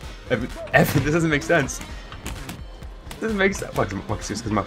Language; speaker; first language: English; native; English